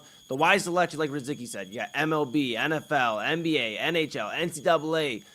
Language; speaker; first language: English; native; English